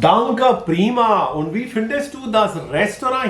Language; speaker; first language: German; non-native, fluent; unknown